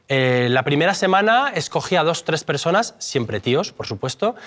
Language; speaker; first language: Spanish; native; Spanish